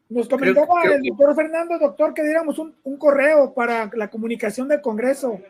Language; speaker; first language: Spanish; native; Spanish